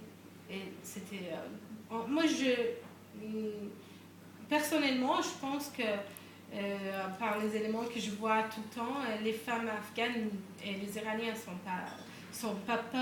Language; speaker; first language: French; non-native, fluent; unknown